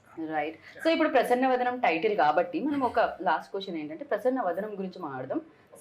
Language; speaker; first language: Telugu; native; Telugu